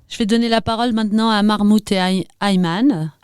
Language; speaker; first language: French; native; French